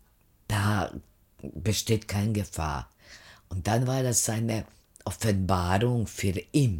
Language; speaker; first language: German; non-native, fluent; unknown